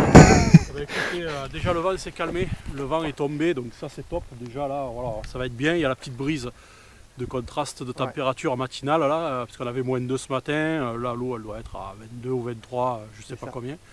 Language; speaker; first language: French; native; French